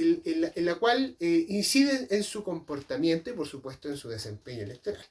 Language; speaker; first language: Spanish; native; Spanish